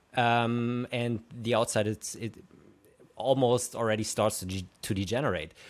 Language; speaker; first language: English; non-native, fluent; German